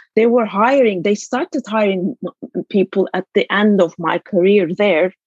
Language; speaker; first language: English; non-native, fluent; Turkish